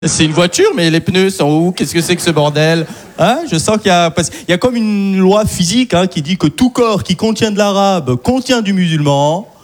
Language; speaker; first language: French; early bilingual, other home language; Arabic